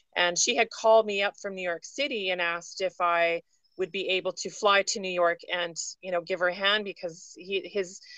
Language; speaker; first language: English; native; English